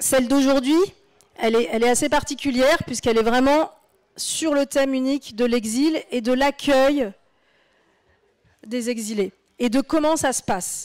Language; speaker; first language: French; native; French